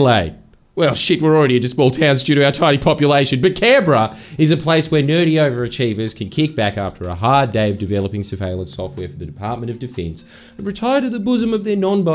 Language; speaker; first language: English; native; English